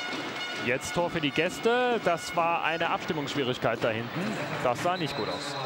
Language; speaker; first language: German; native; German